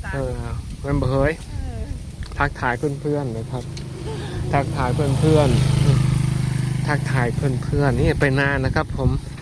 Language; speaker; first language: Thai; non-native, local second language; Northeastern Thai